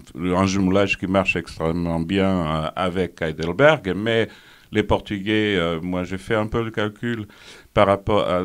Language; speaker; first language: French; non-native, fluent; Portuguese